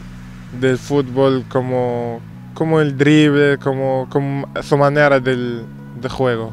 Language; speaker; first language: Spanish; non-native, fluent; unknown